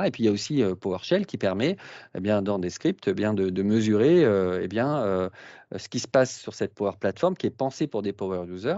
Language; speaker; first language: French; native; French